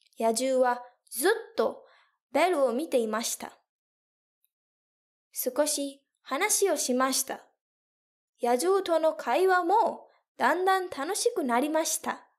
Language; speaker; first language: Japanese; non-native, fluent; English